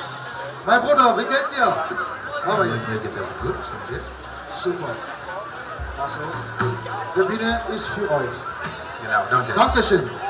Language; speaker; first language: German; non-native, learner; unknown